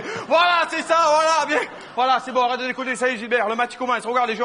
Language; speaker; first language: French; native; French